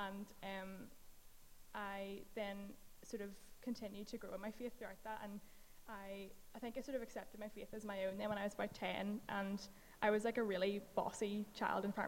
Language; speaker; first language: English; native; English